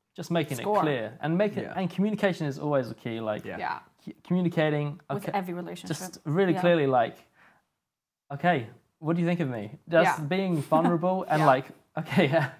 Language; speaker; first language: English; native; English